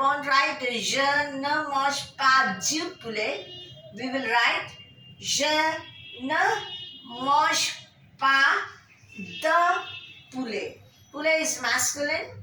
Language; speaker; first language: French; non-native, fluent; Bangla